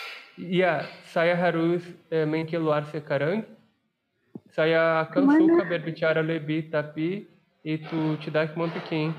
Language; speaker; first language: Indonesian; non-native, learner; Portuguese